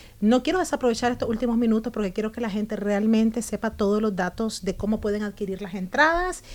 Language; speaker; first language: Spanish; native; Spanish